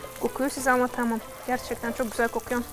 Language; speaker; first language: Turkish; non-native, fluent; Russian